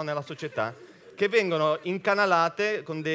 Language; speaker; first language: Italian; native; Italian